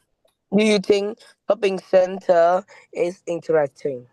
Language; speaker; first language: English; non-native, learner; Vietnamese